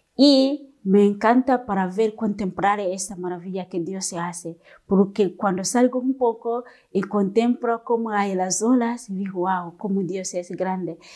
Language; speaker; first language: Spanish; non-native, learner; Kinyarwanda